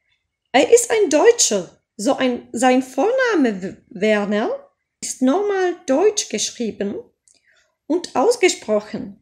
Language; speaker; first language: German; non-native, fluent; Czech